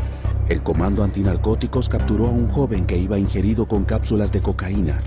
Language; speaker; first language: Spanish; native; Spanish